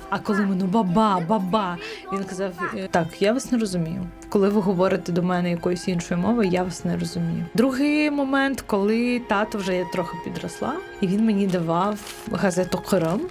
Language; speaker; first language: Ukrainian; non-native, local second language; Crimean Tatar